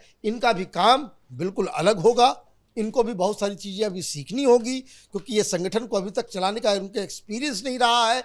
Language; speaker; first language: Hindi; native; Hindi